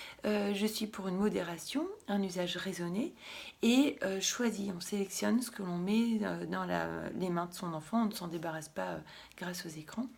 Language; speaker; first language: French; native; French